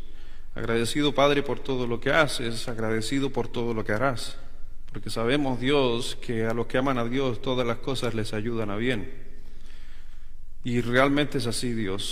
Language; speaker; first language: Spanish; native; Spanish